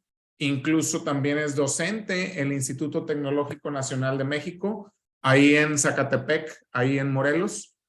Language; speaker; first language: Spanish; native; Spanish